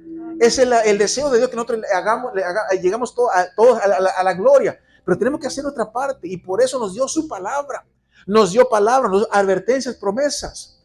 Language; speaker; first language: Spanish; native; Spanish